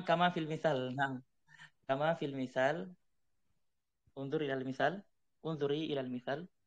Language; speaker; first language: Arabic; non-native, fluent; Indonesian